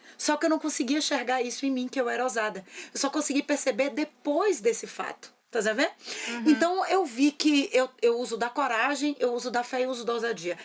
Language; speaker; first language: Portuguese; native; Portuguese